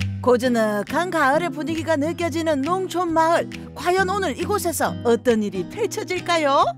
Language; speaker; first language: Korean; native; Korean